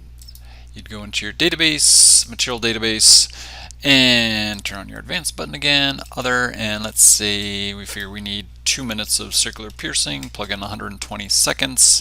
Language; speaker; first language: English; native; English